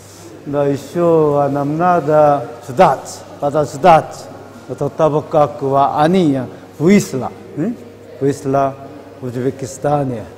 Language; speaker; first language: Russian; non-native, learner; Korean